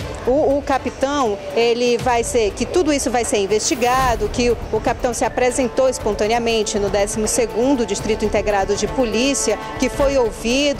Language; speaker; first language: Portuguese; native; Portuguese